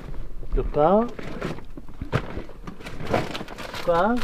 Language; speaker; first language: French; non-native, learner; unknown